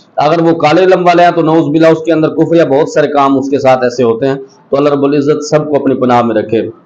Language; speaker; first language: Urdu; non-native, local second language; Pashto